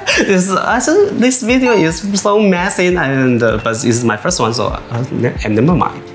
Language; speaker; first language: English; non-native, learner; Chinese